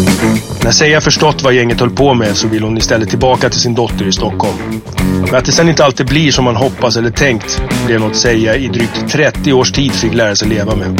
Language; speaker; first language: Swedish; native; Swedish